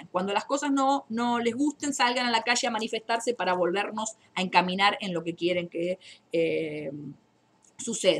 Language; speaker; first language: Spanish; native; Spanish